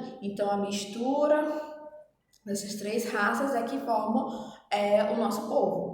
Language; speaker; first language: Portuguese; native; Portuguese